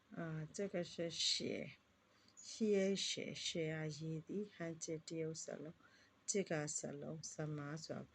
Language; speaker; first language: Chinese; non-native, learner; Burmese